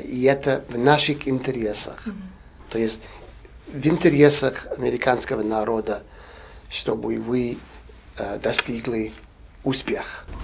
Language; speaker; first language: Russian; non-native, fluent; English